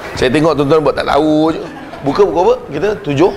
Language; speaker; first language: Malay; native; Malay